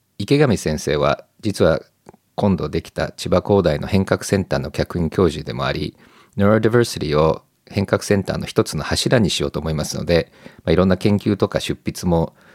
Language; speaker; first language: Japanese; native; Japanese